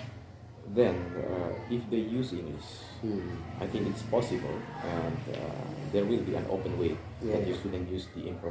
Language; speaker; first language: English; non-native, learner; Indonesian